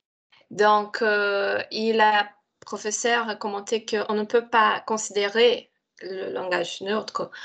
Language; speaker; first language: French; non-native, learner; Portuguese